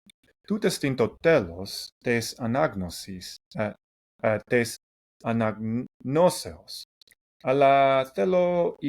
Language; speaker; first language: Greek; non-native, fluent; English